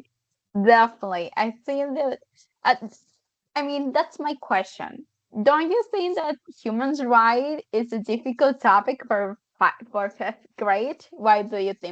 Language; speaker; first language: English; non-native, fluent; Spanish